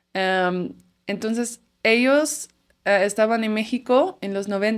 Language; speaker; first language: Spanish; non-native, fluent; Dutch